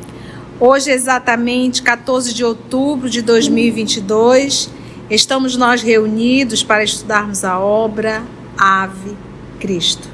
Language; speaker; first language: Portuguese; native; Portuguese